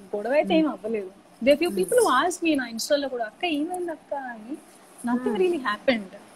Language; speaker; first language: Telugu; non-native, local second language; Tamil